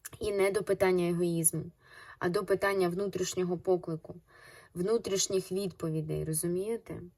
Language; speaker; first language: Ukrainian; non-native, local second language; Russian